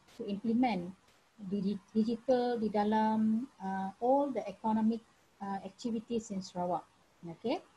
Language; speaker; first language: English; non-native, local second language; Malay